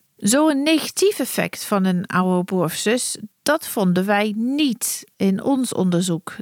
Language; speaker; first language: Dutch; non-native, fluent; English